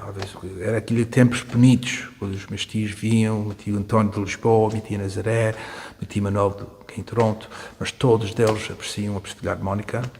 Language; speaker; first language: Portuguese; early bilingual, heritage; Portuguese